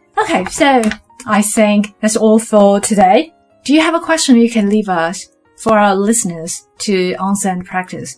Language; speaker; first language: English; non-native, fluent; Chinese